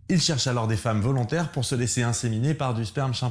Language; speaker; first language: French; native; French